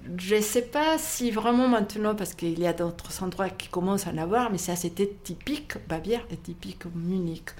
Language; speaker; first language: French; non-native, fluent; Spanish